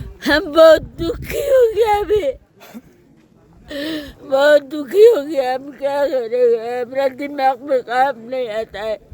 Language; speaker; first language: Hindi; non-native, local second language; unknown